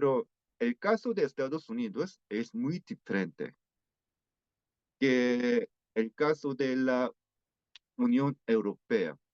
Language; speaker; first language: Spanish; non-native, fluent; Korean